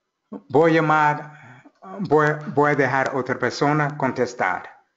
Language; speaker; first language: Spanish; non-native, fluent; English